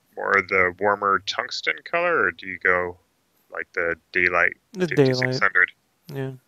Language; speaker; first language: English; native; English